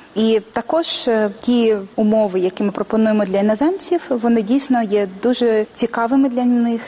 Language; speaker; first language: Ukrainian; native; Ukrainian